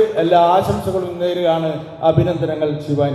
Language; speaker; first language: Malayalam; native; Malayalam